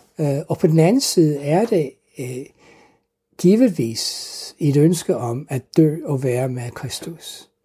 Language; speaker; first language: Danish; non-native, fluent; English